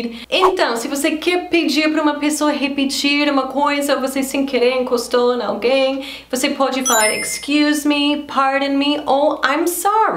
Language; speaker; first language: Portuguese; non-native, fluent; English